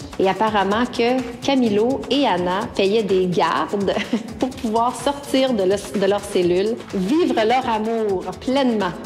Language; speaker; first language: French; native; French